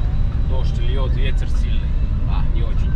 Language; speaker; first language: Russian; native; Russian